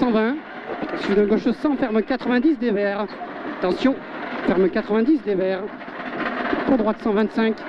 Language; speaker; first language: French; native; French